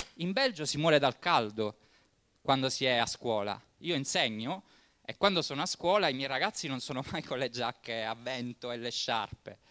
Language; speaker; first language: Italian; native; Italian